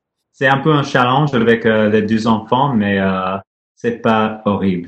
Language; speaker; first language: French; non-native, learner; English